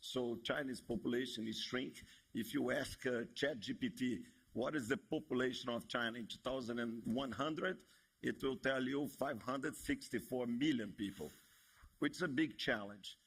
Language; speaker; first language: English; non-native, fluent; Portuguese